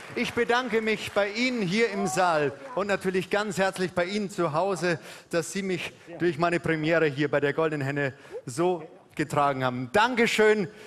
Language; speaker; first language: German; native; German